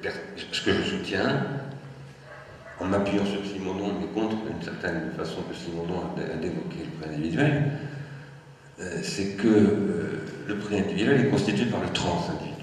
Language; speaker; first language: French; native; French